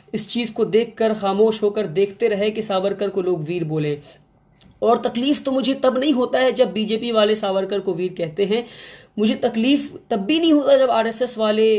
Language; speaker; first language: Hindi; non-native, local second language; Kannada